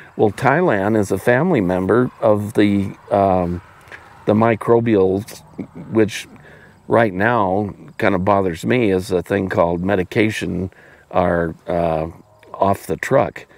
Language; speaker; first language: English; native; English